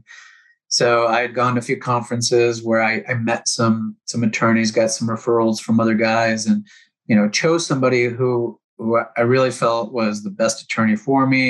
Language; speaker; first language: English; native; English